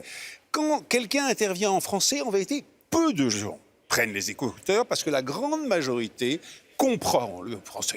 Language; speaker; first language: French; native; French